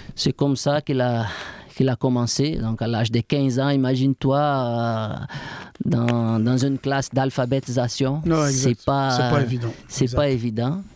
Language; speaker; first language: French; non-native, fluent; Portuguese